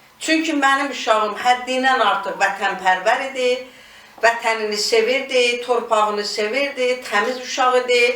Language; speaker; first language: Azerbaijani; native; Azerbaijani